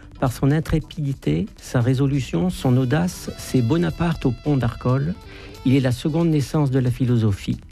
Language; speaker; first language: French; native; French